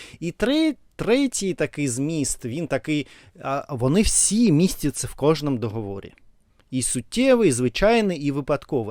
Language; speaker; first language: Ukrainian; non-native, learner; Russian